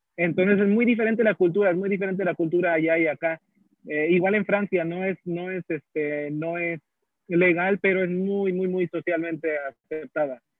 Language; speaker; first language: Spanish; early bilingual, heritage; Spanish